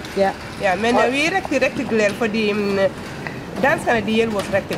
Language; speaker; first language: Danish; non-native, learner; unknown